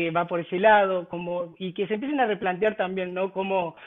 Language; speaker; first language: Spanish; native; Spanish